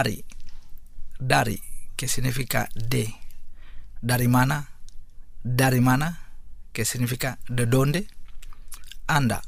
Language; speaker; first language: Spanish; non-native, fluent; Indonesian